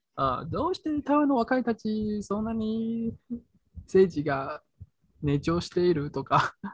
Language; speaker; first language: Japanese; non-native, learner; Chinese